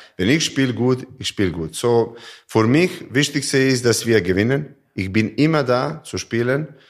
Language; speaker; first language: German; non-native, learner; Serbian